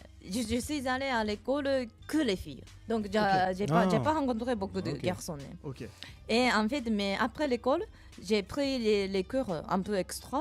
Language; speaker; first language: French; non-native, fluent; Japanese